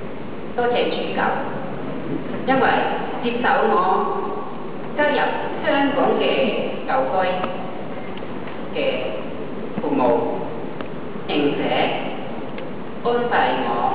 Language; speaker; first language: Chinese; non-native, fluent; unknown